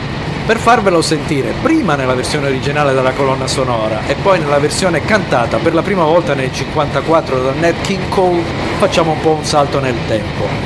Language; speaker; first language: Italian; native; Italian